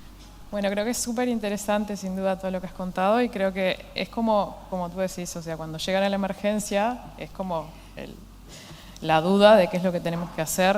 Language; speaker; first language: Spanish; native; Spanish